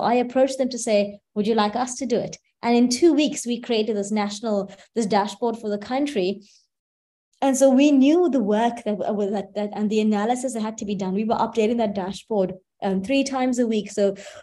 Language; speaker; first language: English; native; English